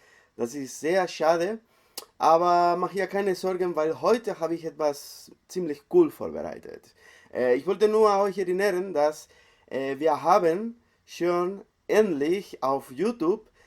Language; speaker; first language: German; non-native, fluent; Spanish